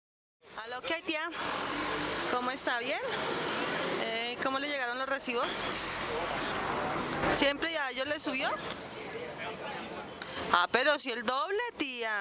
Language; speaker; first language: Spanish; native; Spanish